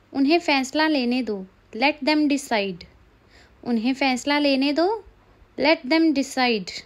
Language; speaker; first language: Hindi; native; Hindi